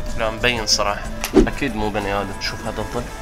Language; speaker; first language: Arabic; native; Arabic